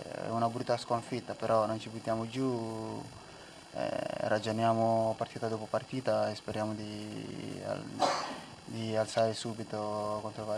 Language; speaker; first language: Italian; non-native, fluent; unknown